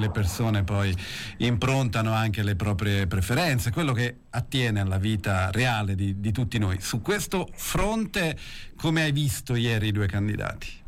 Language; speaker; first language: Italian; native; Italian